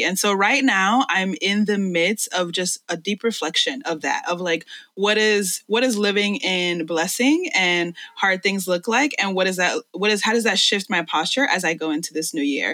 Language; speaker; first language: English; early bilingual, other home language; Spanish